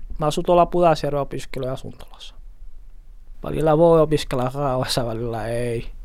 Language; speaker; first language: Finnish; non-native, learner; Portuguese